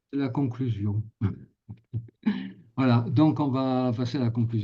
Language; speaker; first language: French; native; French